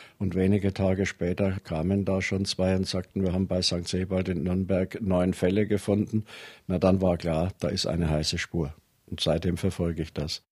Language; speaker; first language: German; native; German